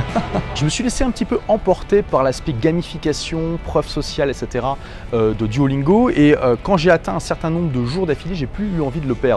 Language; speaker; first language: French; native; French